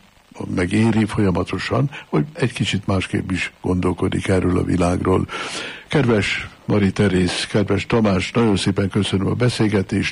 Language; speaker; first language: Hungarian; native; Hungarian